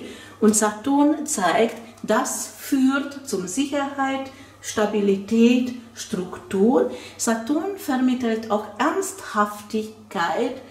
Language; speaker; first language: German; non-native, fluent; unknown